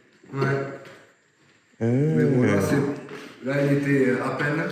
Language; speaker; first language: French; native; French